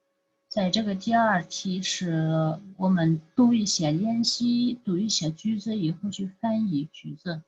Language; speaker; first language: Chinese; non-native, fluent; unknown